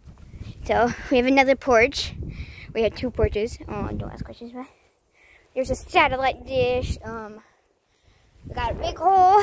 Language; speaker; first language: English; native; English